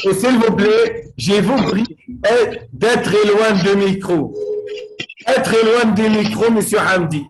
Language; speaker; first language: French; non-native, fluent; Arabic